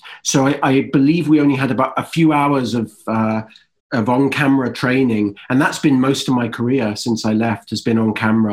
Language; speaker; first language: English; native; English